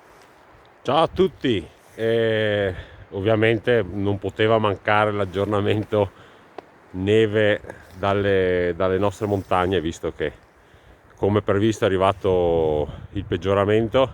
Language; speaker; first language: Italian; native; Italian